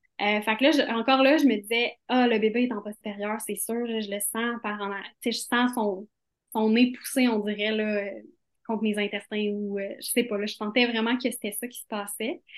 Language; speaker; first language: French; native; French